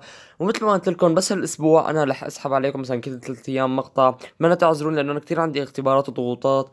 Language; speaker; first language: Arabic; native; Arabic